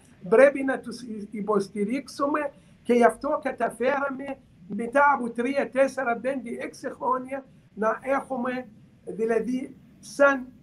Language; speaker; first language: Greek; non-native, learner; Arabic